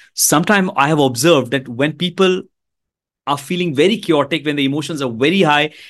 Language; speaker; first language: English; non-native, local second language; Hindi